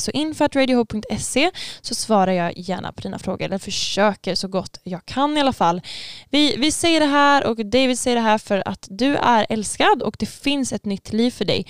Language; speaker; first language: Swedish; native; Swedish